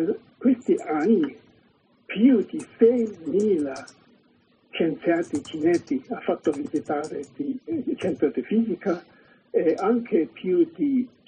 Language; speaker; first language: Italian; non-native, learner; Chinese